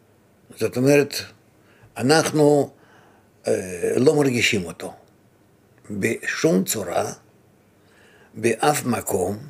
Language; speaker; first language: Hebrew; non-native, fluent; Russian